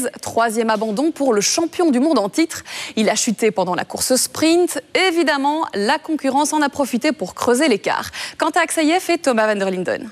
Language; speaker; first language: French; native; French